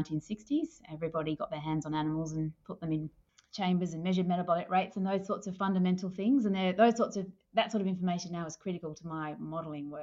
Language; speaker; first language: English; native; English